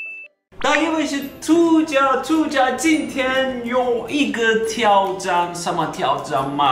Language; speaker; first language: Chinese; non-native, fluent; Turkish